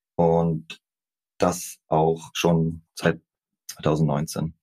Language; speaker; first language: German; native; German